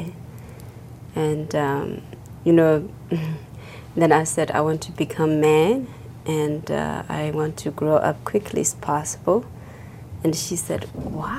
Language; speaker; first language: English; non-native, fluent; Chinese